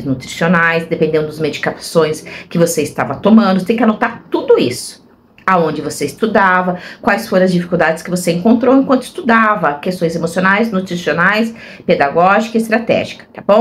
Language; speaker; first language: Portuguese; native; Portuguese